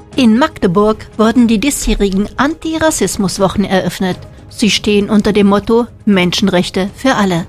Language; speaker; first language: German; native; German